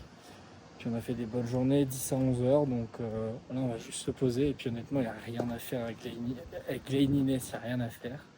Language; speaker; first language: French; native; French